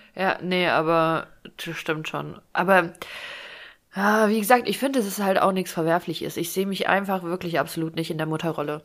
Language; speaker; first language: German; early bilingual, other home language; Russian